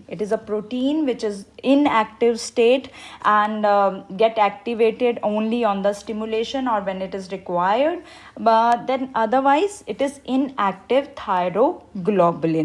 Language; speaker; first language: English; non-native, local second language; Hindi